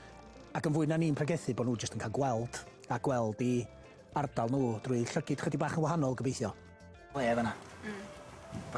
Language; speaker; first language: Welsh; native; Welsh